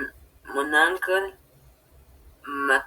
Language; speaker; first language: French; non-native, learner; Spanish